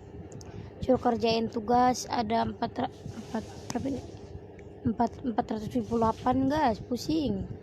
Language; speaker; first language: Indonesian; native; Indonesian